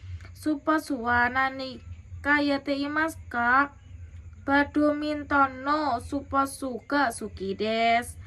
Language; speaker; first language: Japanese; non-native, learner; Indonesian